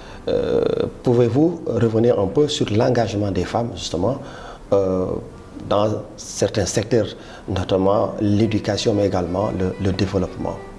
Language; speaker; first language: French; native; French